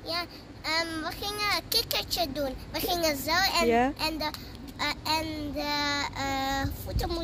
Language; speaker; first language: Dutch; early bilingual, other home language; Indonesian